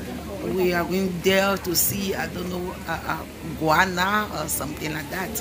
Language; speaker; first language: English; non-native, learner; French